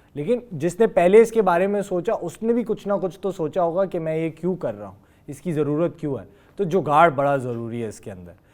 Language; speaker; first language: Urdu; native; Urdu